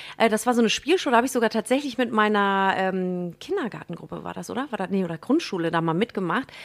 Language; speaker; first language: German; native; German